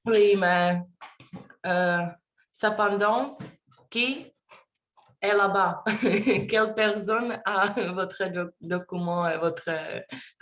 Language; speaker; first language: French; non-native, learner; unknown